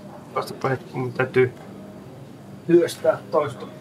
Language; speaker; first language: Finnish; native; Finnish